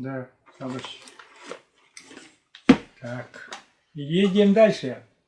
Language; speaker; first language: Russian; native; Russian